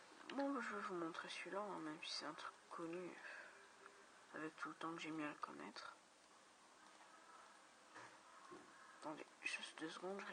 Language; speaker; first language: French; native; French